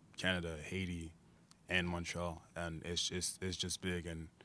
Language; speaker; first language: English; native; English